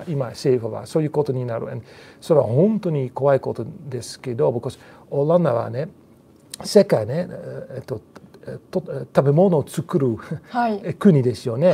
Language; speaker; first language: Japanese; non-native, learner; Dutch